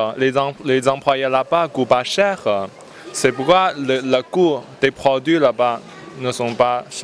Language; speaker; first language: French; non-native, learner; Chinese